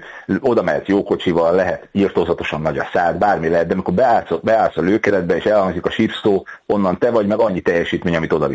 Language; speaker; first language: Hungarian; native; Hungarian